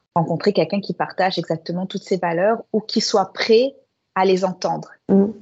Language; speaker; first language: French; native; French